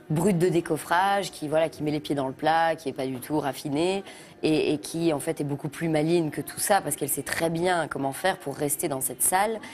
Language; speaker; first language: French; native; French